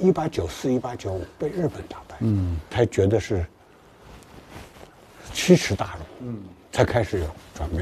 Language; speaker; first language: Chinese; native; Chinese